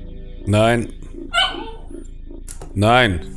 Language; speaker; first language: German; native; German